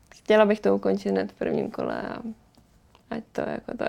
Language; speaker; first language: Czech; native; Czech